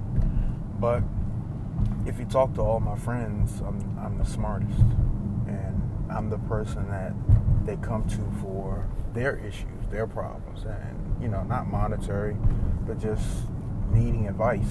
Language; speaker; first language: English; native; English